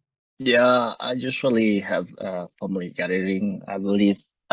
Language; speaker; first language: English; non-native, learner; Spanish